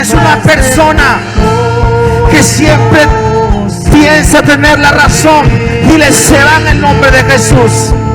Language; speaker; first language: Spanish; native; Spanish